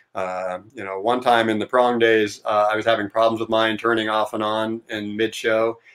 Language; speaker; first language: English; native; English